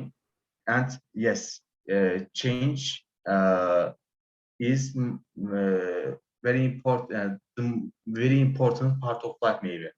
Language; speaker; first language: English; non-native, learner; Turkish